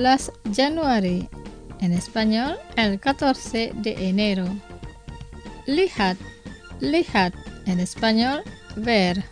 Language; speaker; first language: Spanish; non-native, fluent; Indonesian